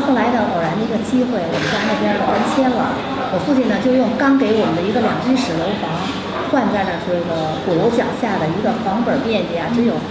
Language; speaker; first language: Chinese; native; Chinese